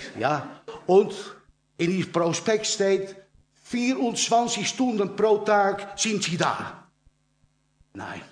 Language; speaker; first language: German; non-native, learner; Dutch